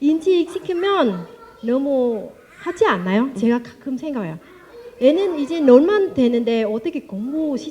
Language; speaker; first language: Korean; non-native, learner; Vietnamese